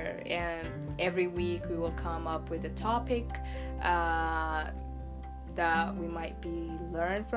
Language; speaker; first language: English; non-native, fluent; Tigrinya